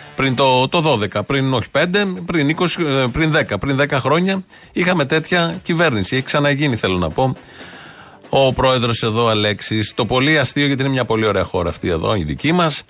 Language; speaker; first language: Greek; native; Greek